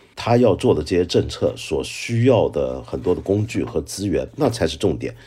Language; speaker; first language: Chinese; non-native, local second language; Cantonese